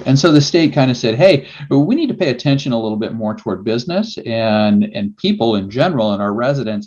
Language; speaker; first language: English; native; English